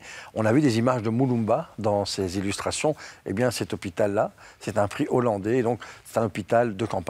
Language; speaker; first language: French; native; French